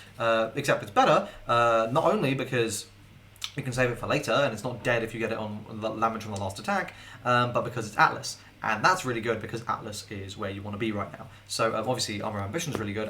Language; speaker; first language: English; native; English